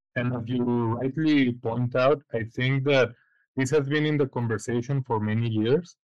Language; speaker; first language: English; non-native, fluent; Spanish